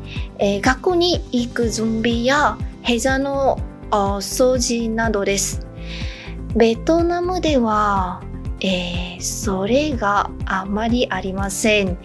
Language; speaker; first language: Japanese; non-native, fluent; Vietnamese